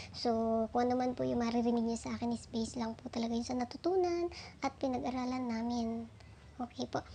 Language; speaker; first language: Filipino; native; Filipino